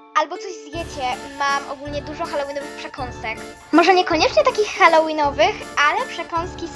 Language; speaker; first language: Polish; native; Polish